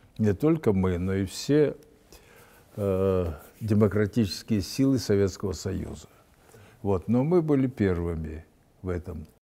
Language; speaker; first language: Russian; native; Russian